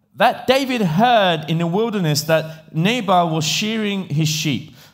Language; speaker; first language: English; native; English